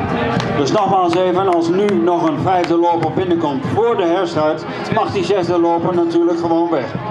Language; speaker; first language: Dutch; native; Dutch